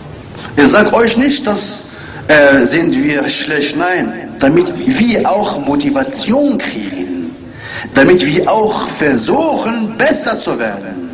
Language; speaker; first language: German; non-native, learner; Arabic